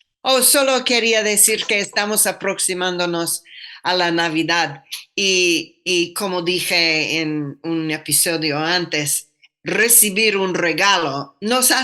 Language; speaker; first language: Spanish; non-native, fluent; English